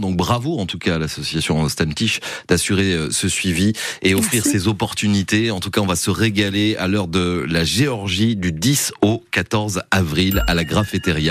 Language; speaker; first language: French; native; French